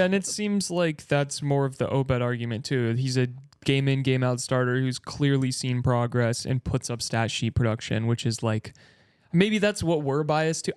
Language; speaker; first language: English; native; English